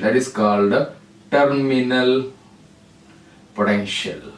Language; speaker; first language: English; non-native, local second language; Malayalam